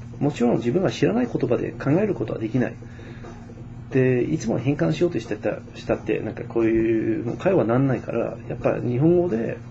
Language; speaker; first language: Japanese; non-native, fluent; English